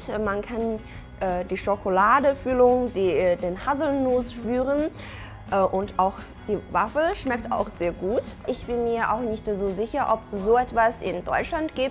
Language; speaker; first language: German; non-native, fluent; Chinese